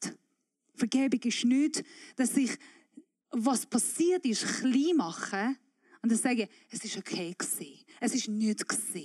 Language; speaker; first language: German; non-native, fluent; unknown